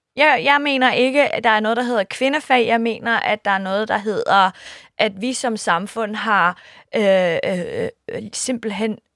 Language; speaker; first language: Danish; early bilingual, other home language; Kurdish